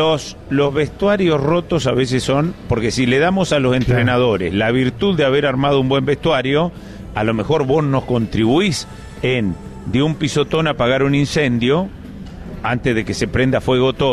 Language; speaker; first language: Spanish; native; Spanish